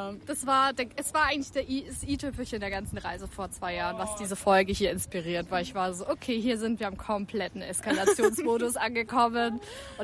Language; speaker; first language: German; native; German